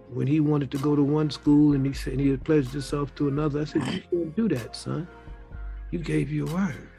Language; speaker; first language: English; native; English